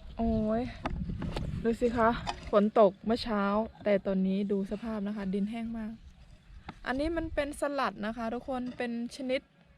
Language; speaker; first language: Thai; native; Thai